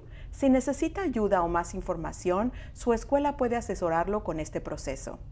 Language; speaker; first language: Spanish; native; Spanish